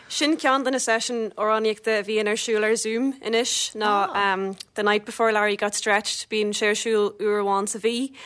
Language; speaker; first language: Irish; non-native, local second language; English